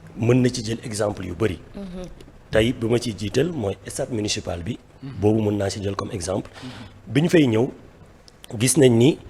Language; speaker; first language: Wolof; native; Wolof